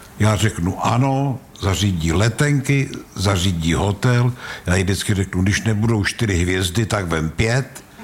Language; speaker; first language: Czech; native; Czech